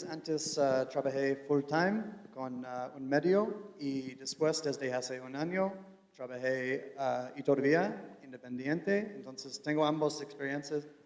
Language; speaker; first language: Spanish; non-native, fluent; English